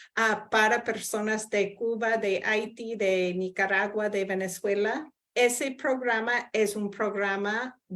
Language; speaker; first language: Spanish; non-native, fluent; English